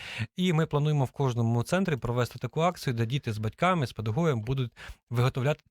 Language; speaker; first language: Ukrainian; native; Ukrainian